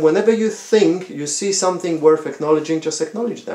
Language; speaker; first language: English; non-native, fluent; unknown